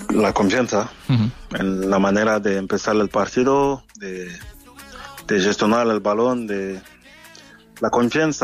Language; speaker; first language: Spanish; non-native, fluent; French